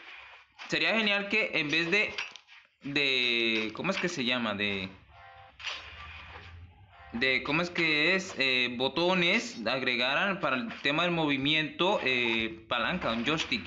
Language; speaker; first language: Spanish; native; Spanish